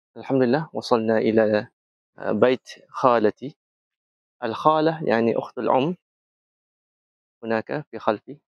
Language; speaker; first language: Arabic; non-native, fluent; Malay